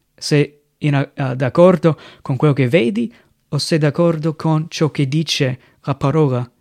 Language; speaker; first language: Italian; non-native, fluent; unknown